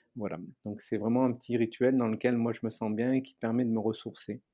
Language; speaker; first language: French; native; French